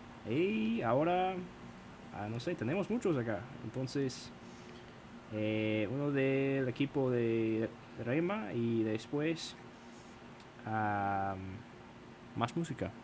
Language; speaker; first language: Spanish; non-native, learner; English